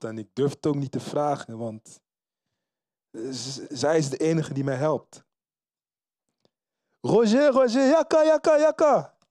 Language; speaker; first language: Dutch; early bilingual, other home language; Lingala